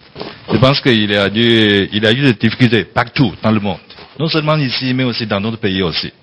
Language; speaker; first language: French; non-native, fluent; Chinese